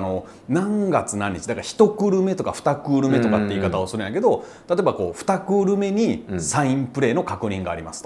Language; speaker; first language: Japanese; native; Japanese